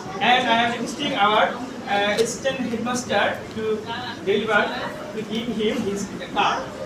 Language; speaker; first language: English; non-native, local second language; Bangla